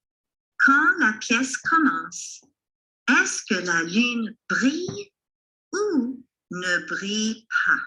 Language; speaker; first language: French; non-native, fluent; English